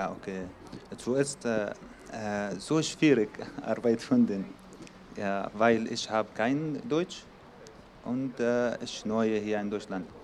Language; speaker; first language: German; non-native, learner; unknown